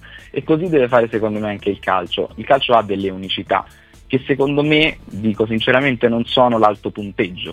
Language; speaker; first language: Italian; native; Italian